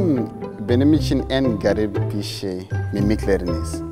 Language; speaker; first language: Turkish; non-native, fluent; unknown